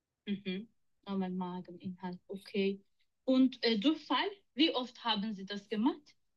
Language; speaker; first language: German; non-native, learner; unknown